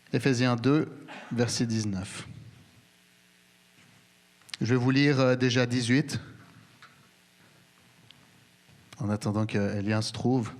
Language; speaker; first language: French; native; French